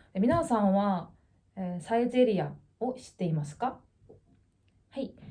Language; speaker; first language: Japanese; non-native, learner; Korean